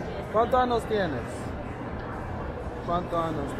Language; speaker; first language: Spanish; non-native, learner; English